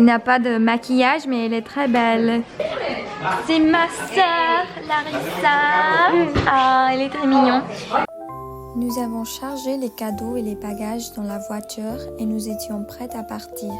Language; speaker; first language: French; non-native, learner; English